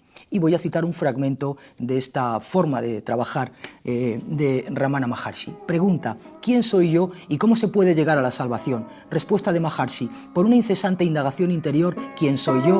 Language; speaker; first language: Spanish; native; Spanish